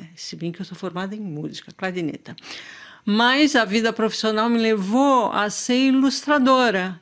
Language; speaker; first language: Portuguese; native; Portuguese